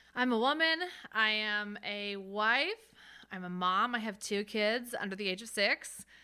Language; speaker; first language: English; native; English